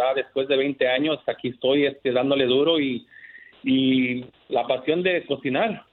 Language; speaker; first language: Spanish; early bilingual, heritage; Spanish